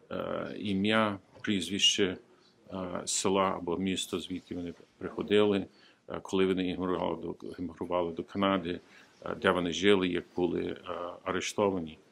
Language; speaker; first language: Ukrainian; early bilingual, heritage; Ukrainian